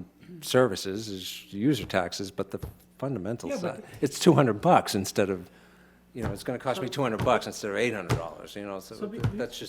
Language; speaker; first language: English; native; English